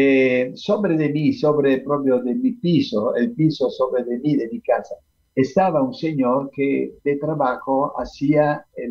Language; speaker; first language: Spanish; non-native, fluent; Italian